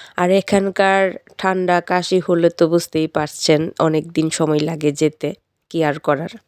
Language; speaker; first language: Bangla; native; Bangla